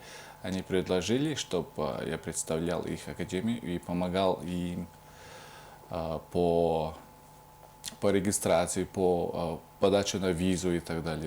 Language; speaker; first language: Russian; non-native, fluent; Mongolian